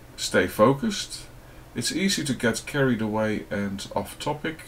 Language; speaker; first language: English; non-native, fluent; Dutch